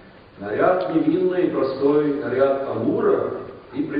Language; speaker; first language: Russian; non-native, fluent; English